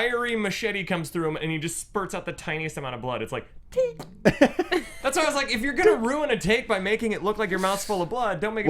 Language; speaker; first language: English; native; English